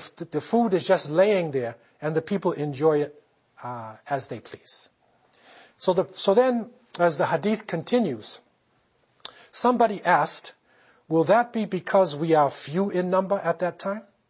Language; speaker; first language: English; native; English